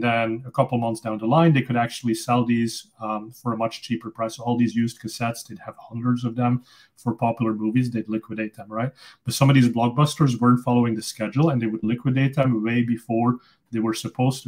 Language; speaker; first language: English; non-native, fluent; Dutch